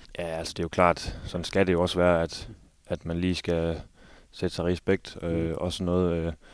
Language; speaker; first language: Danish; native; Danish